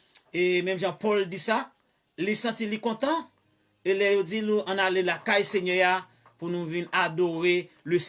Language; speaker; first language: French; non-native, learner; Haitian Creole